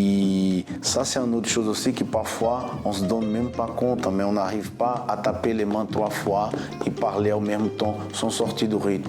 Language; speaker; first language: French; non-native, fluent; Portuguese